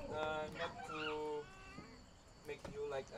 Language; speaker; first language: English; non-native, learner; Indonesian